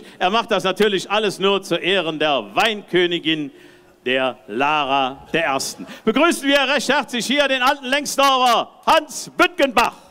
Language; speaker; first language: German; native; German